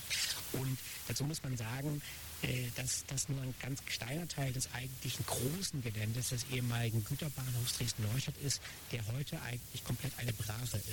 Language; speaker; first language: German; native; German